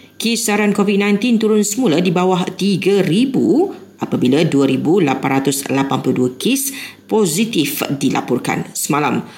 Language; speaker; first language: Malay; native; Malay